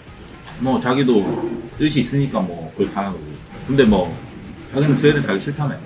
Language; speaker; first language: Korean; native; Korean